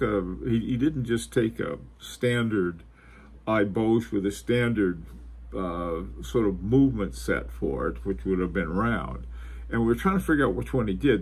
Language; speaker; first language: English; native; English